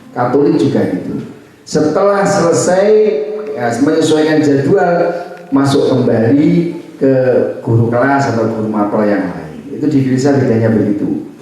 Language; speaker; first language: Indonesian; non-native, local second language; Javanese